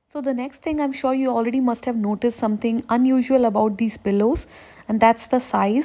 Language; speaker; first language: English; non-native, local second language; Hindi